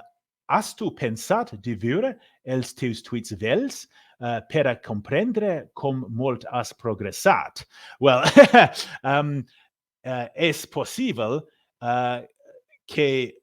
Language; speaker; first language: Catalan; non-native, learner; English